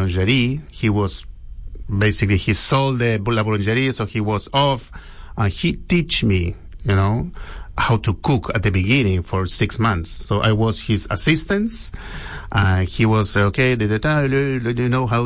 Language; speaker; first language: English; non-native, learner; Spanish